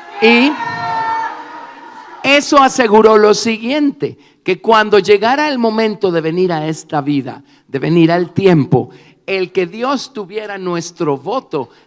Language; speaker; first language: Spanish; native; Spanish